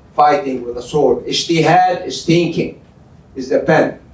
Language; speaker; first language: English; non-native, fluent; Arabic